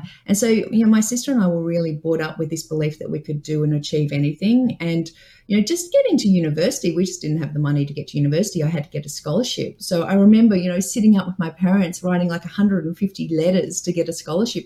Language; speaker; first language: English; native; English